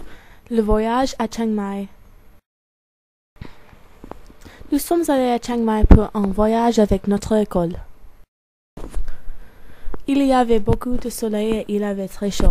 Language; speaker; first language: French; non-native, learner; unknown